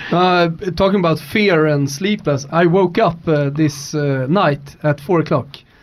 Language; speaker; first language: English; non-native, fluent; Swedish